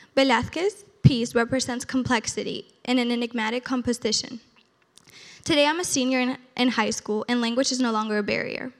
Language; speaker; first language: English; early bilingual, other home language; Spanish